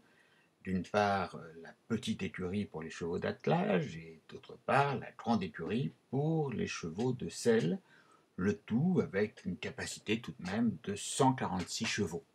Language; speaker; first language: French; native; French